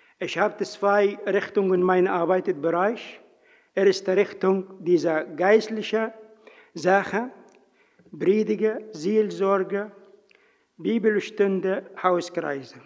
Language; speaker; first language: German; non-native, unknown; Arabic